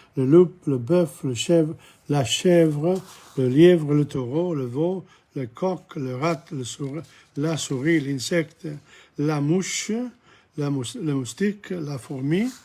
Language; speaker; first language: French; non-native, learner; English